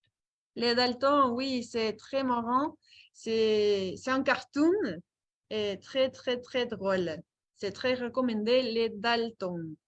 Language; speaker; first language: French; non-native, fluent; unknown